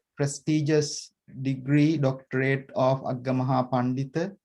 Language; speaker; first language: English; non-native, local second language; Sinhala